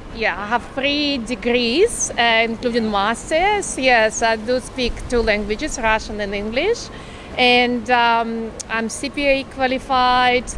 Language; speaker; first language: English; non-native, fluent; Russian